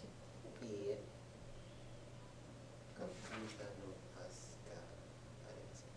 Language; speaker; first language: Japanese; non-native, learner; English